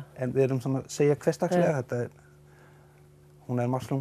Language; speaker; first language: Icelandic; non-native, fluent; Danish